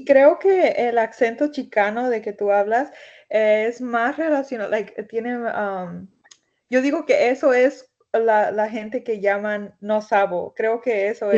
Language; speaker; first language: Spanish; early bilingual, heritage; Spanish